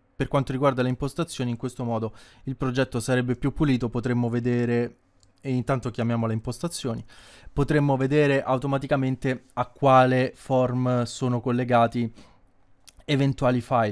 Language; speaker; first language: Italian; native; Italian